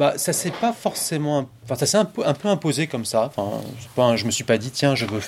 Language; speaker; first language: French; native; French